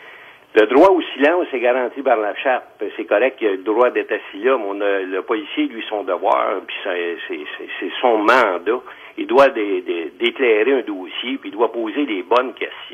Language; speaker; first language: French; native; French